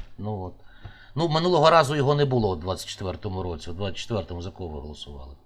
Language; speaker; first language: Ukrainian; native; Ukrainian